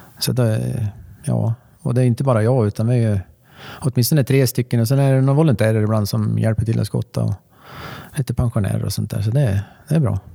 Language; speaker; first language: Swedish; native; Swedish